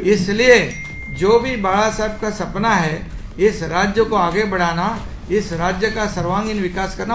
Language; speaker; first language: Hindi; non-native, local second language; Marathi